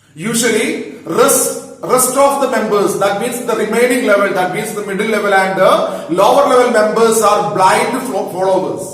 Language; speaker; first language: English; non-native, local second language; Malayalam